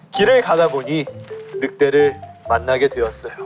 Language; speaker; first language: Korean; native; Korean